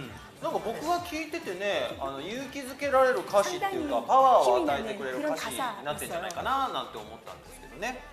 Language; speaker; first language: Japanese; native; Japanese